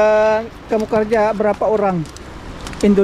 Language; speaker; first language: Indonesian; non-native, learner; Filipino